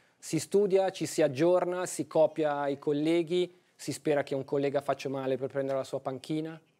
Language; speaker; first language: Italian; native; Italian